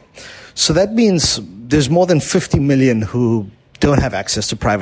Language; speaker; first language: English; native; English